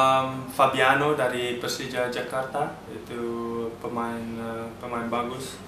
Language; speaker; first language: Indonesian; early bilingual, heritage; Dutch